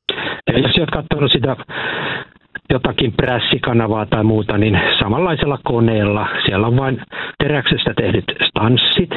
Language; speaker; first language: Finnish; native; Finnish